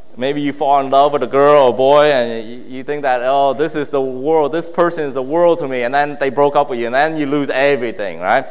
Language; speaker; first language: English; early bilingual, other home language; Vietnamese